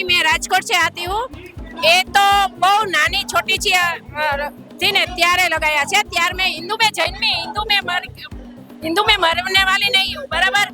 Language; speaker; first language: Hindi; non-native, local second language; Gujarati